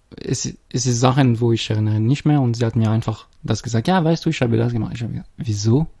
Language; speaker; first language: German; non-native, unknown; French